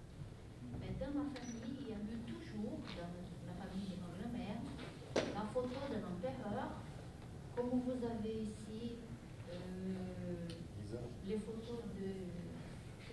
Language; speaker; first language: French; non-native, fluent; Portuguese